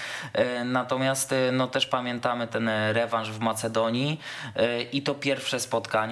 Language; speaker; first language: Polish; native; Polish